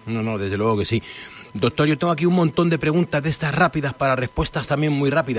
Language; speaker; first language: Spanish; native; Spanish